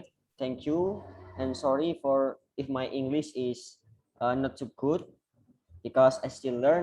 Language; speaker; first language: English; non-native, learner; Indonesian